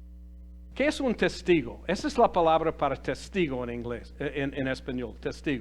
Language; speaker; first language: Spanish; non-native, fluent; English